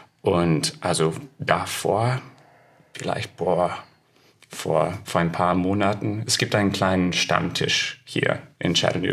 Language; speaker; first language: German; non-native, fluent; English